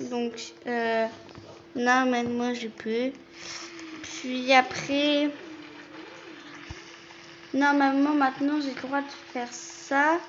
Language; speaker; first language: French; native; French